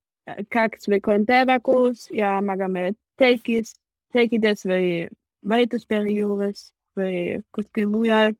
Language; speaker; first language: Estonian; non-native, learner; German